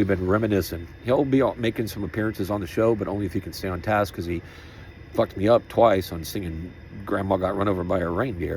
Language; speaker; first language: English; native; English